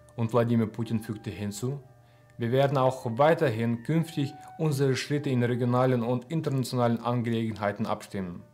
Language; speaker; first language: German; non-native, fluent; Russian